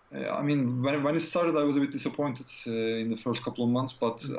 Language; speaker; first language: English; non-native, fluent; Turkish